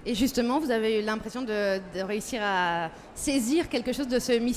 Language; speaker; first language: French; native; French